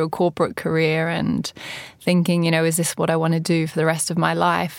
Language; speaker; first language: English; native; English